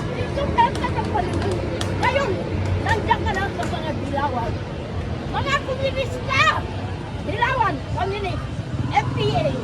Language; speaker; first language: Filipino; non-native, local second language; Iloko